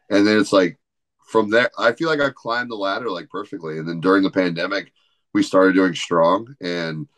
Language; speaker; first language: English; native; English